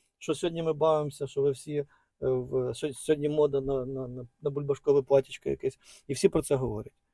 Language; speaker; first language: Ukrainian; native; Ukrainian